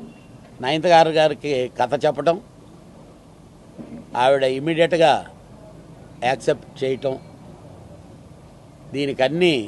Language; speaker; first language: Telugu; native; Telugu